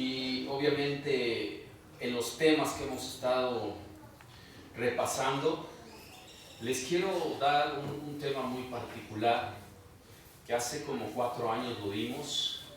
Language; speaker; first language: Spanish; native; Spanish